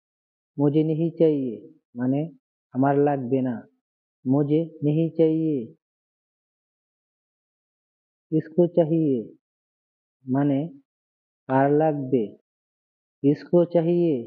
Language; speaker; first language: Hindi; non-native, learner; Bangla